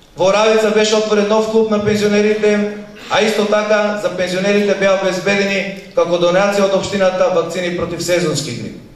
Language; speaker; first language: Macedonian; native; Macedonian